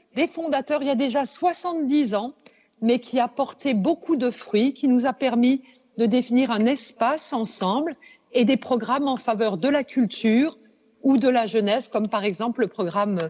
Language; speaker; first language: French; native; French